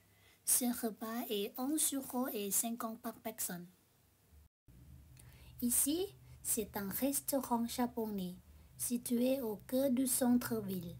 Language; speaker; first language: French; non-native, learner; Thai